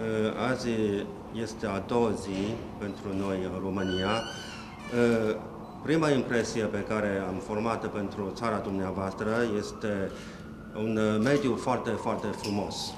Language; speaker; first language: Romanian; non-native, fluent; Chinese